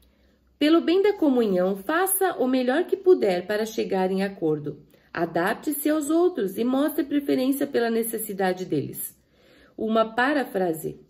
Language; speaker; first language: Portuguese; native; Portuguese